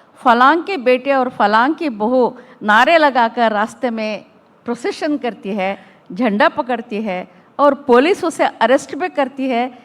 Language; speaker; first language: Hindi; non-native, local second language; Urdu